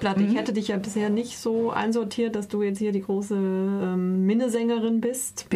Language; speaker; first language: German; native; German